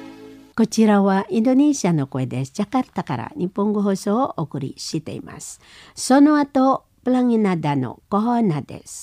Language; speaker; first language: Japanese; non-native, learner; Indonesian